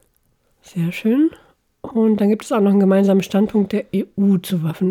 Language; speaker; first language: German; native; German